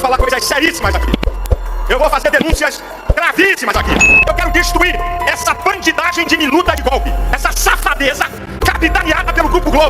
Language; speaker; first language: Portuguese; native; Portuguese